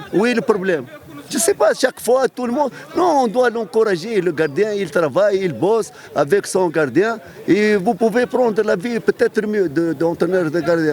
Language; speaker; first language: French; non-native, local second language; Arabic